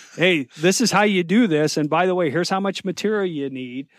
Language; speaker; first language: English; native; English